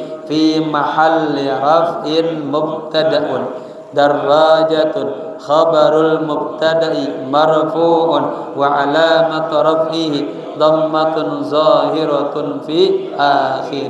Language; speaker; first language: Arabic; non-native, fluent; Indonesian